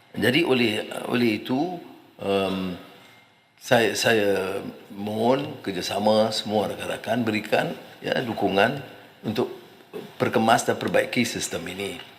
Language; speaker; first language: Malay; native; Malay